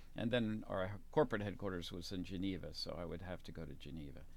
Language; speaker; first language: English; native; English